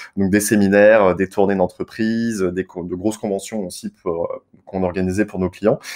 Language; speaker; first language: French; native; French